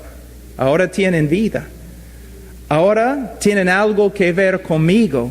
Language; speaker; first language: Spanish; non-native, fluent; English